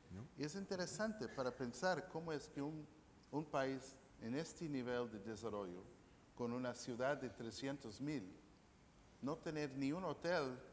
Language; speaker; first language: Spanish; non-native, fluent; English